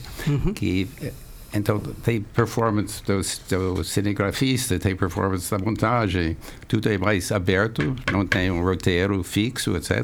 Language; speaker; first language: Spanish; non-native, learner; English